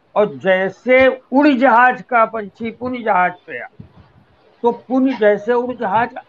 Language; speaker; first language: Hindi; native; Hindi